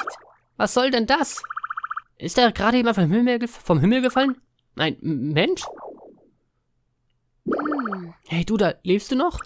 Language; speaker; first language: German; native; German